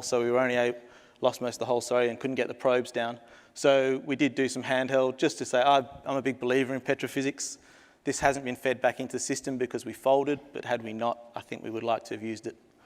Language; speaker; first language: English; native; English